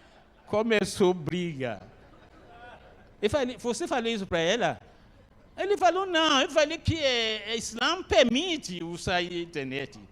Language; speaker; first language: Portuguese; non-native, learner; Arabic